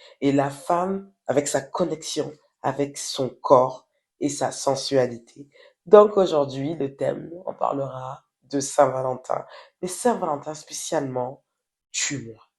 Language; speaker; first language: French; non-native, local second language; Wolof